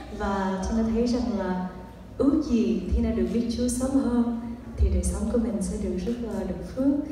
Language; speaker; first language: Vietnamese; early bilingual, heritage; Vietnamese